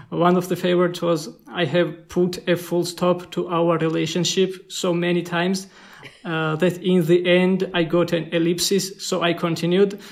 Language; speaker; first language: English; non-native, fluent; Georgian